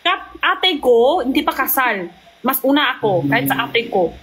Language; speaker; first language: Filipino; non-native, learner; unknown